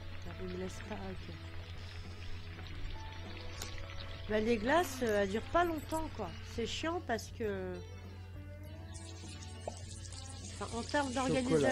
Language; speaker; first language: French; native; French